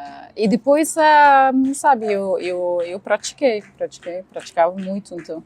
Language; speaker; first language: Portuguese; non-native, fluent; Arabic